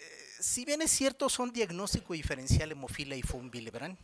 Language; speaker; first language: Spanish; native; Spanish